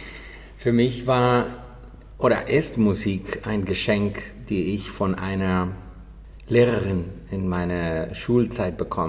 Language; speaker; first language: German; non-native, fluent; Spanish